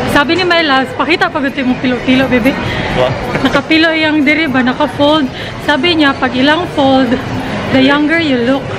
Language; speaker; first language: Filipino; non-native, local second language; Cebuano